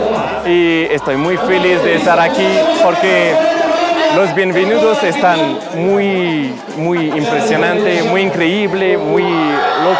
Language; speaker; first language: Spanish; non-native, learner; French